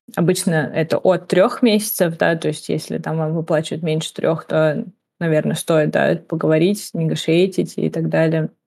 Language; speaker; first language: Russian; native; Russian